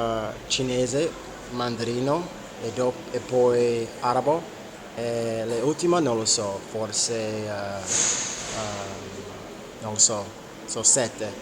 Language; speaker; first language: Italian; non-native, learner; English